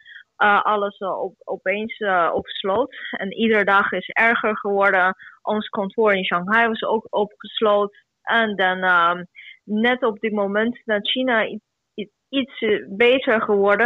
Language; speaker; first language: Dutch; non-native, fluent; Chinese